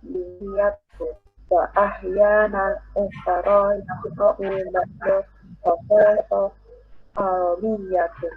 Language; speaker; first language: Arabic; non-native, learner; Indonesian